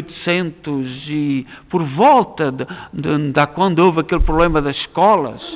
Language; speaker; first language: Portuguese; native; Portuguese